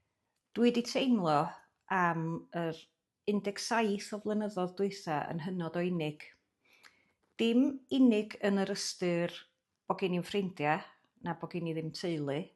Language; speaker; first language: Welsh; native; Welsh